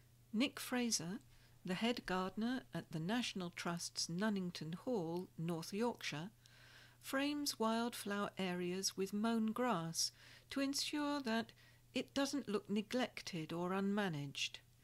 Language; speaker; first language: English; native; English